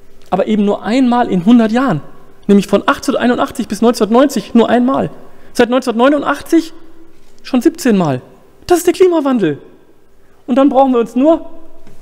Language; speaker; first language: German; native; German